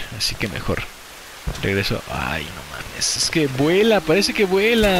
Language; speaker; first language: Spanish; native; Spanish